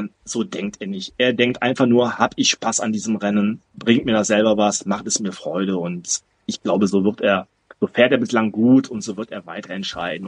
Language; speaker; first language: German; native; German